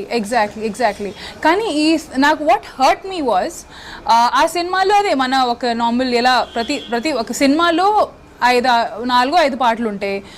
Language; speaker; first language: Telugu; non-native, local second language; Hindi